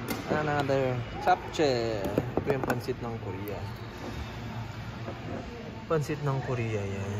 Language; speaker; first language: Korean; non-native, learner; Filipino